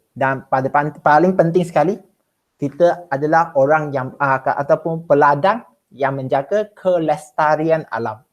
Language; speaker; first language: Malay; non-native, local second language; Chinese